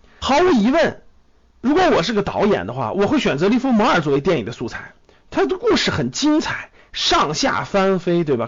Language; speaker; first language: Chinese; native; Chinese